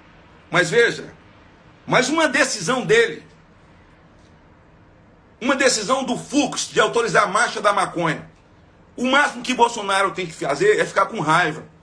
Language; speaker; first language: Portuguese; native; Portuguese